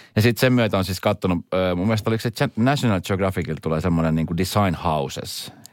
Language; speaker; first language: Finnish; early bilingual, other home language; Swedish